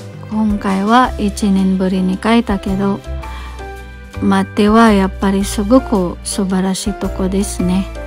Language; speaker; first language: Japanese; non-native, fluent; Cebuano